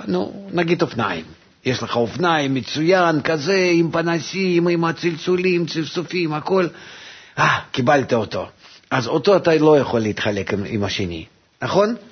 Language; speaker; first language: Hebrew; non-native, fluent; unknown